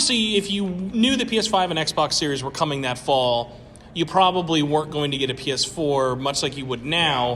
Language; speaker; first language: English; native; English